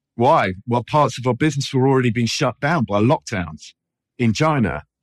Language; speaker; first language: English; native; English